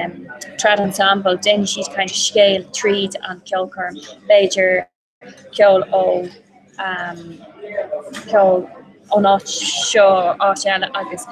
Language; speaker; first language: Irish; non-native, local second language; English